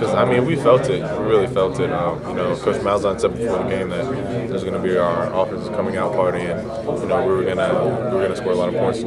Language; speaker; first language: English; native; English